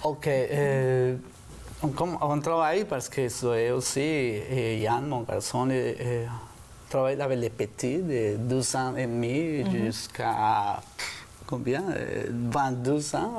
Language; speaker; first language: French; non-native, fluent; Spanish